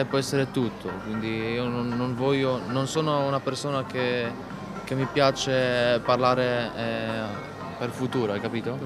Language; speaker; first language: Italian; non-native, learner; Polish